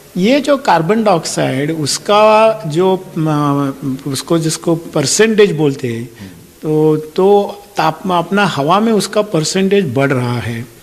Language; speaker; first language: Hindi; non-native, local second language; Marathi